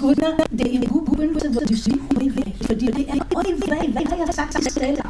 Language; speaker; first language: Danish; non-native, fluent; Hebrew